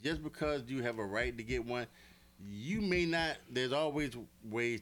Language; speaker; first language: English; native; English